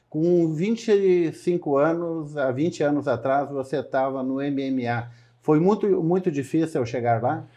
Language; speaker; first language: Portuguese; native; Portuguese